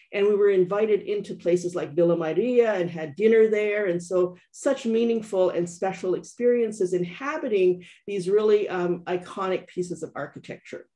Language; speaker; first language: English; native; English